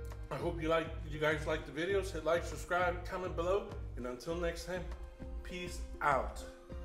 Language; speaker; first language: English; native; English